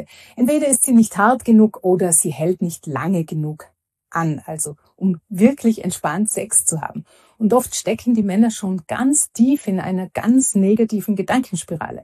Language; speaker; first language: German; native; German